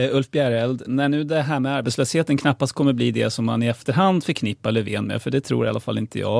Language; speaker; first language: Swedish; native; Swedish